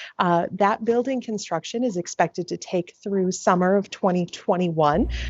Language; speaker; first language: English; native; English